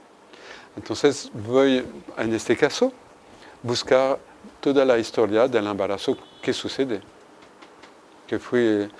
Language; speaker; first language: Spanish; non-native, fluent; French